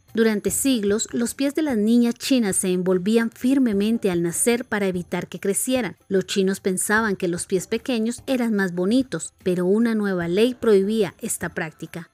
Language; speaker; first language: Spanish; native; Spanish